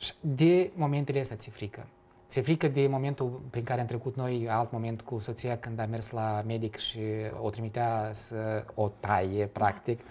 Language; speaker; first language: Romanian; native; Romanian